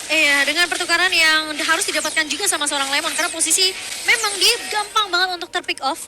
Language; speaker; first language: Indonesian; native; Indonesian